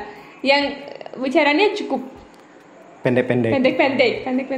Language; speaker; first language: Indonesian; non-native, learner; Turkish